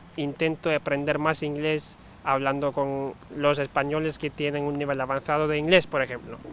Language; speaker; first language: Spanish; non-native, fluent; Turkish